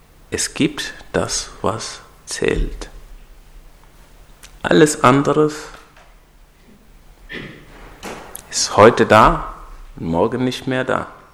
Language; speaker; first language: German; non-native, fluent; Swahili